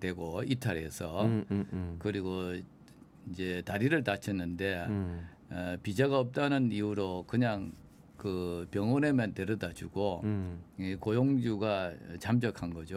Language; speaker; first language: Korean; native; Korean